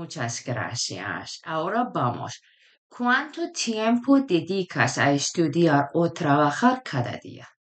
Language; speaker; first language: Spanish; non-native, fluent; Persian